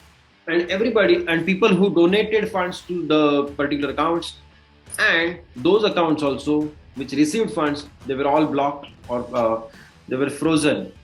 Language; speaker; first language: English; non-native, local second language; Marathi